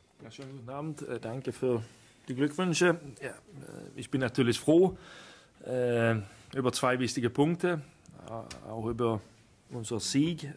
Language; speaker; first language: German; non-native, fluent; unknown